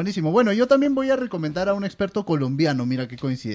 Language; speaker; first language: Spanish; native; Spanish